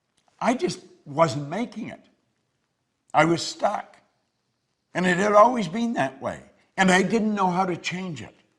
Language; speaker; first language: English; native; English